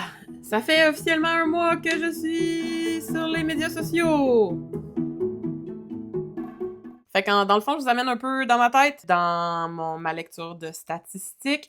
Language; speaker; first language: French; native; French